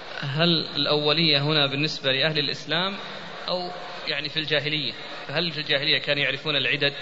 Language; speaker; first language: Arabic; native; Arabic